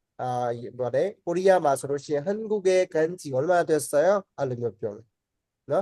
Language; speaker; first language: Korean; non-native, fluent; Burmese